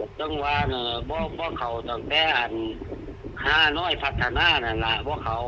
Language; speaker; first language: Thai; non-native, local second language; Lao